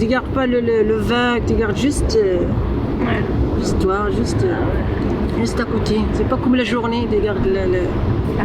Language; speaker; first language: French; non-native, learner; Arabic